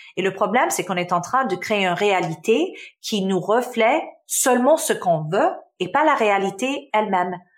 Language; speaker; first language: French; early bilingual, other home language; Arabic